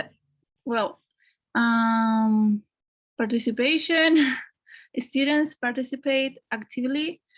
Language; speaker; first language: English; non-native, fluent; Spanish